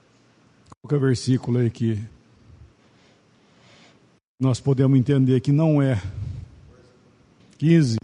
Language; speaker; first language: Portuguese; native; Portuguese